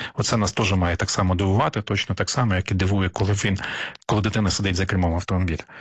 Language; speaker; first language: Ukrainian; native; Ukrainian